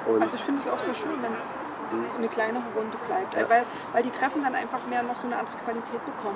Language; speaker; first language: German; native; German